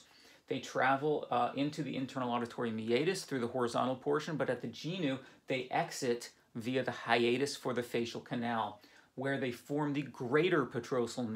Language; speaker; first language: English; native; English